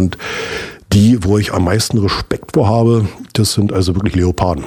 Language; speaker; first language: German; native; German